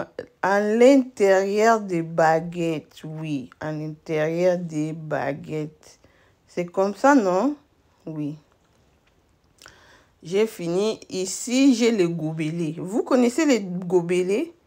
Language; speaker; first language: French; non-native, local second language; Lingala